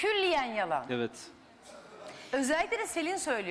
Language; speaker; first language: Turkish; native; Turkish